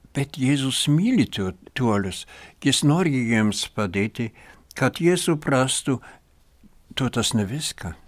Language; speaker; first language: Lithuanian; non-native, fluent; German